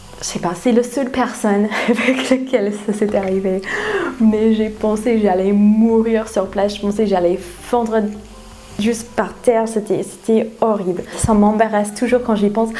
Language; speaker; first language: French; non-native, fluent; English